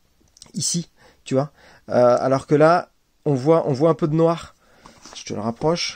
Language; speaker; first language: French; native; French